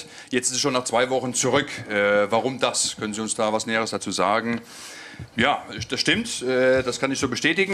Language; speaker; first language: German; native; German